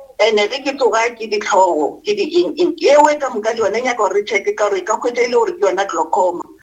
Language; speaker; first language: Northern Sotho; non-native, local second language; Venda